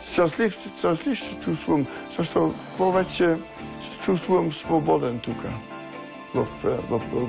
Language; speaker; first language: Bulgarian; non-native, fluent; Dutch